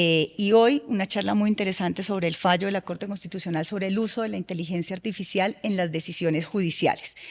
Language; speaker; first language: Spanish; native; Spanish